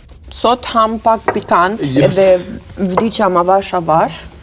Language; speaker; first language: Albanian; early bilingual, heritage; Albanian